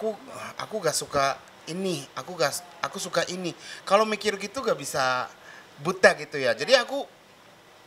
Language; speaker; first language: Indonesian; non-native, fluent; Japanese